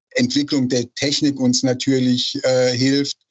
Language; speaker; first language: German; native; German